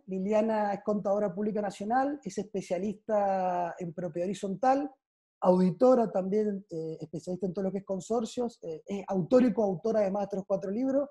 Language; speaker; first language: Spanish; native; Spanish